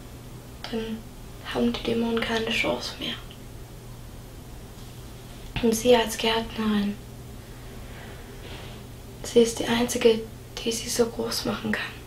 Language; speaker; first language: German; non-native, fluent; English